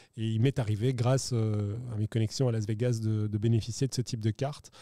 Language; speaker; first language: French; native; French